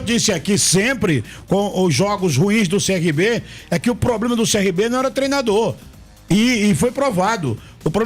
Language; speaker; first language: Portuguese; native; Portuguese